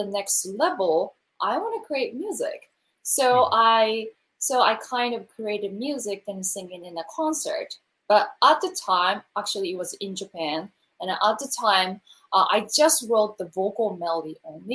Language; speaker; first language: English; non-native, learner; Japanese